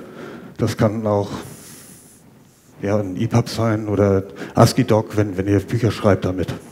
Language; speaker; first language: German; native; German